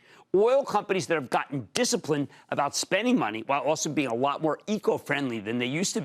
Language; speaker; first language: English; native; English